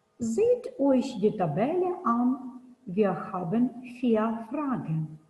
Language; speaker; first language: German; non-native, fluent; Ukrainian